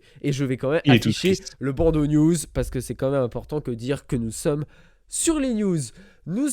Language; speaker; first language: French; native; French